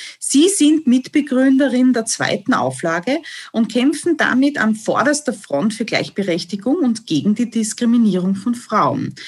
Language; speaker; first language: German; native; German